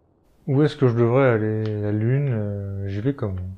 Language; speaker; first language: French; native; French